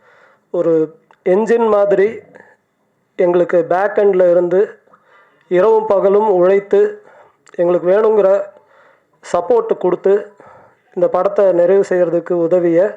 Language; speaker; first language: Tamil; native; Tamil